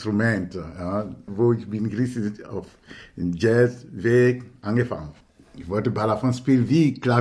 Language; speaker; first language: German; non-native, fluent; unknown